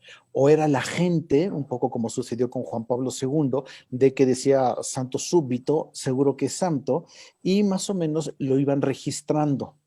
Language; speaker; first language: Spanish; native; Spanish